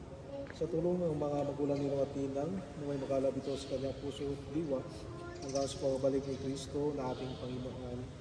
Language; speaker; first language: Filipino; native; Filipino